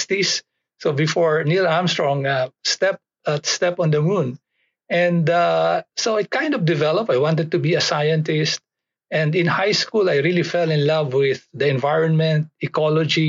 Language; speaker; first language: English; non-native, local second language; Filipino